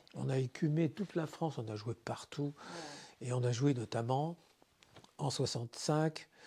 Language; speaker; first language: French; native; French